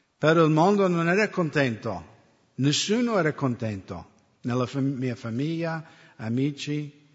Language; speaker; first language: Italian; non-native, fluent; English